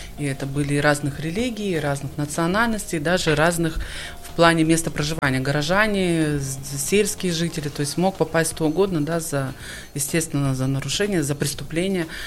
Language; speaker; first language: Russian; native; Russian